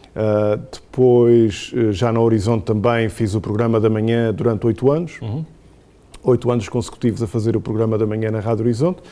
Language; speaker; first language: Portuguese; native; Portuguese